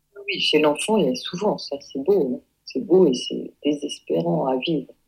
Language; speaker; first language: French; native; French